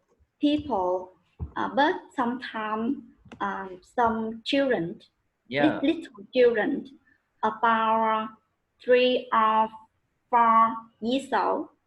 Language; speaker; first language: English; non-native, learner; Vietnamese